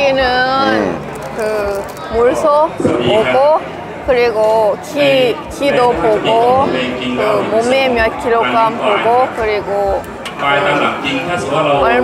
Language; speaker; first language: Korean; non-native, learner; Thai